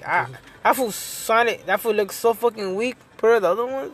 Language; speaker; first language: English; early bilingual, other home language; Spanish